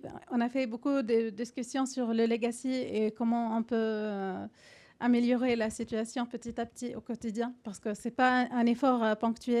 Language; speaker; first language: French; non-native, fluent; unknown